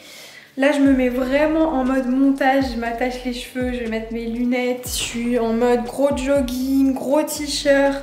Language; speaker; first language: French; native; French